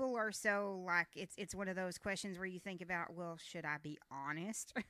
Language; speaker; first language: English; native; English